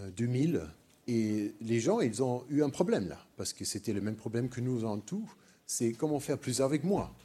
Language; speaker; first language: French; non-native, fluent; German